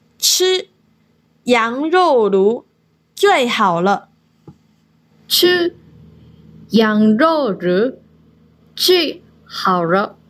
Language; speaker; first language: Chinese; non-native, learner; Korean